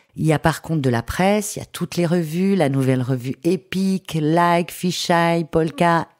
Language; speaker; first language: French; native; French